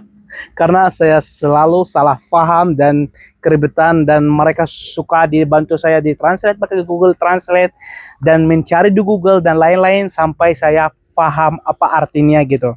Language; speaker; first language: Indonesian; non-native, fluent; Arabic